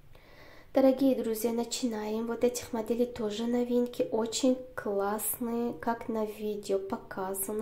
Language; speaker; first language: Russian; non-native, learner; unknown